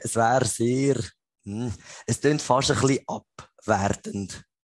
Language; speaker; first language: German; native; German